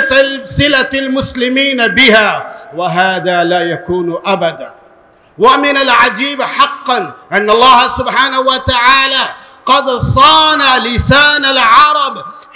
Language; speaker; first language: Arabic; non-native, fluent; Urdu